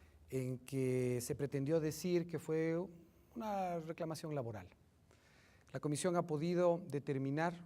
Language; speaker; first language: Spanish; native; Spanish